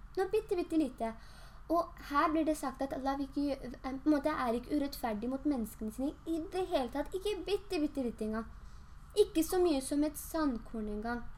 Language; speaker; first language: Norwegian; early bilingual, other home language; Urdu